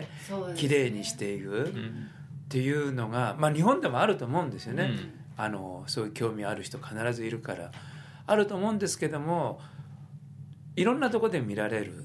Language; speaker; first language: Japanese; native; Japanese